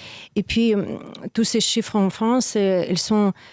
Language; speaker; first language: French; non-native, fluent; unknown